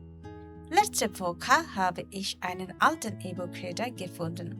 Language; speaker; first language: German; non-native, learner; Bangla